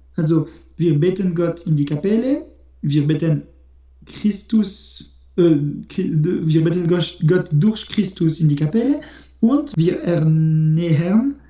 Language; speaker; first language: German; non-native, fluent; French